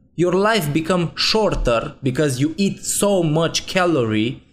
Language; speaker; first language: English; non-native, fluent; Romanian